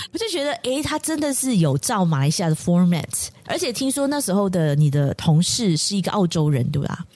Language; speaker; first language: Chinese; native; Chinese